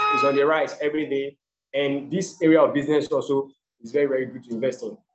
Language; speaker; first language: English; non-native, local second language; Yoruba